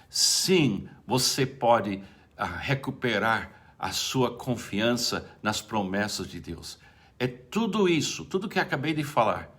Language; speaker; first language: Portuguese; non-native, fluent; English